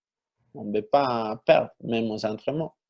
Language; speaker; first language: French; non-native, fluent; Spanish